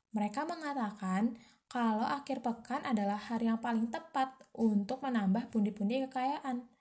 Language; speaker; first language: Indonesian; native; Indonesian